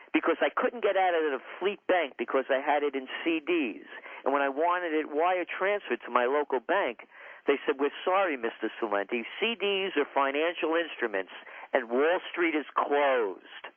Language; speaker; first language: English; native; English